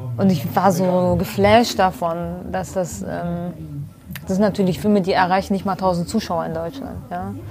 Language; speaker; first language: German; early bilingual, other home language; Kurdish